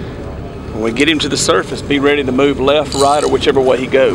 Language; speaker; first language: English; native; English